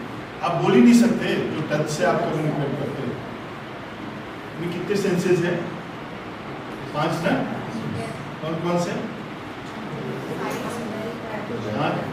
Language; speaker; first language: Hindi; native; Hindi